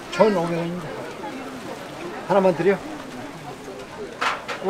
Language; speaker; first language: Korean; native; Korean